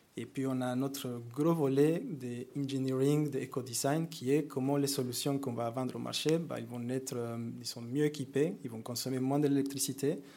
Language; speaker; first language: French; non-native, fluent; Spanish